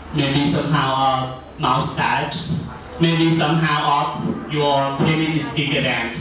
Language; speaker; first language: English; non-native, learner; Thai